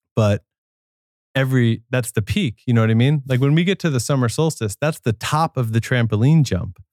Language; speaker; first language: English; native; English